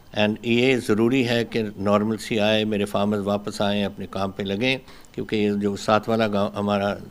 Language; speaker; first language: Hindi; non-native, local second language; Punjabi